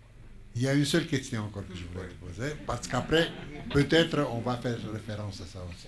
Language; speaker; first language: French; non-native, fluent; Hebrew